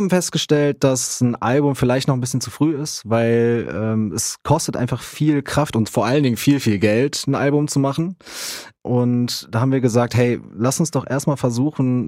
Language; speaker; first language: German; native; German